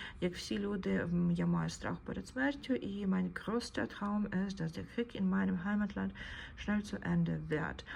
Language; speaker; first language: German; non-native, fluent; Ukrainian